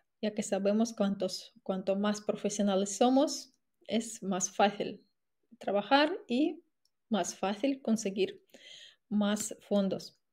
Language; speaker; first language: Spanish; non-native, fluent; Russian